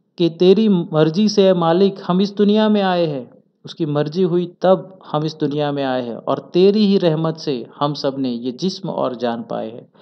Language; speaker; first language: Hindi; non-native, local second language; Gujarati